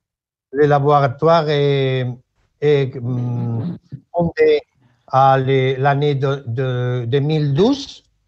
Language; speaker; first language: French; non-native, learner; Spanish